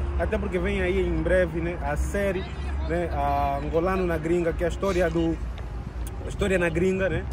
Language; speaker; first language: Portuguese; native; Portuguese